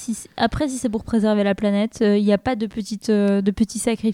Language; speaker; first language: French; native; French